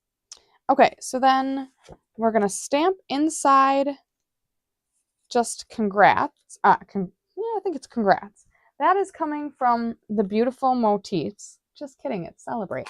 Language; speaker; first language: English; native; English